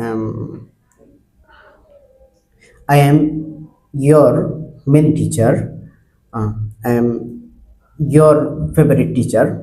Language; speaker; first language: English; non-native, learner; Bangla